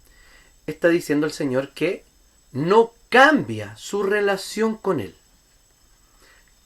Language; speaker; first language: Spanish; native; Spanish